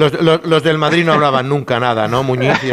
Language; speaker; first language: Spanish; native; Spanish